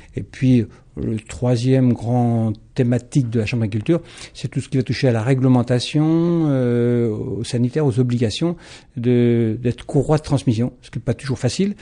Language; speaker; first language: French; native; French